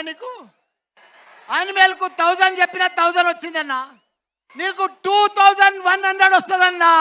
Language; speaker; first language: Telugu; native; Telugu